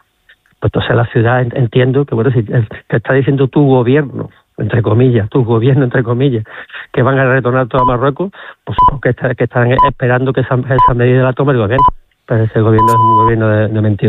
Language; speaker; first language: Spanish; native; Spanish